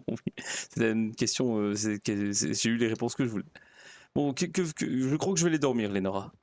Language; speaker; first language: French; native; French